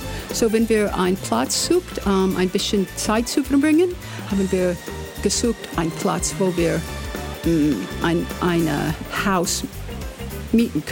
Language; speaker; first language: German; non-native, learner; English